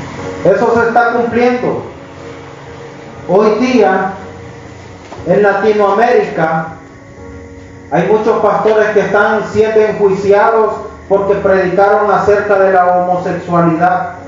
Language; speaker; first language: Spanish; native; Spanish